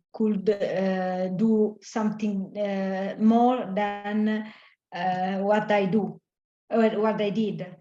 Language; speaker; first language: English; non-native, learner; Italian